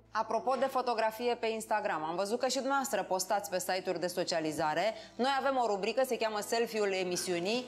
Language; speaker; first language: Romanian; native; Romanian